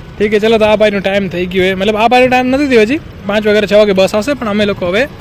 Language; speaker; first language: Gujarati; native; Gujarati